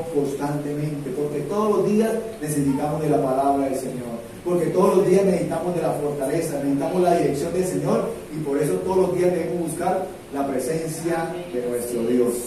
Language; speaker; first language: Spanish; native; Spanish